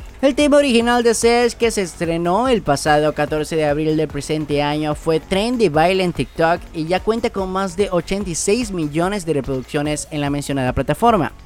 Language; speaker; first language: Spanish; native; Spanish